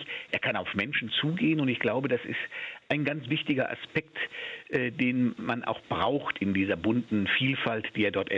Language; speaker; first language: German; native; German